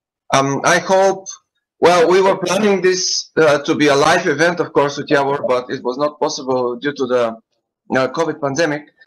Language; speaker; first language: English; non-native, fluent; Bulgarian